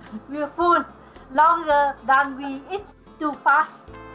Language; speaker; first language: English; non-native, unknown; Vietnamese